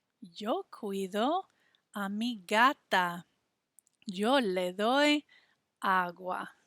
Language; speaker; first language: Spanish; non-native, fluent; English